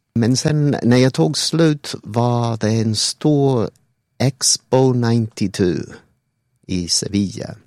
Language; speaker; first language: Swedish; non-native, fluent; English